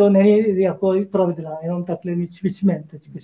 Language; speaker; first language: Czech; non-native, learner; Korean